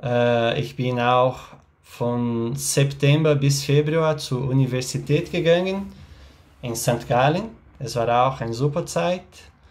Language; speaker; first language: German; non-native, learner; Portuguese